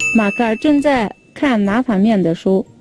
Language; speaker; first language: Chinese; non-native, fluent; Mongolian